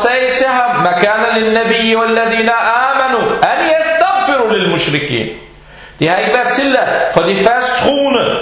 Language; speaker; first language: Danish; non-native, fluent; Arabic